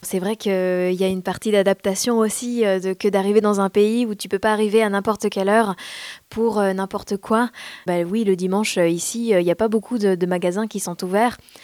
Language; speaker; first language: French; native; French